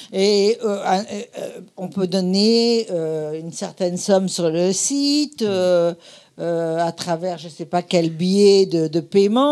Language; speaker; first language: French; native; French